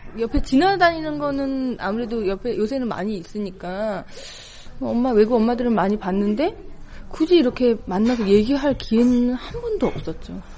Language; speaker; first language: Korean; native; Korean